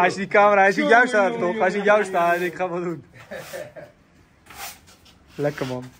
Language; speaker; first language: Dutch; native; Dutch